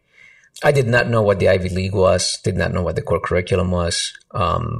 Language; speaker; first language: English; early bilingual, other home language; Spanish